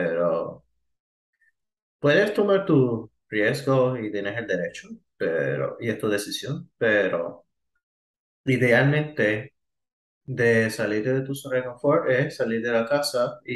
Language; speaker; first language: Spanish; early bilingual, heritage; Spanish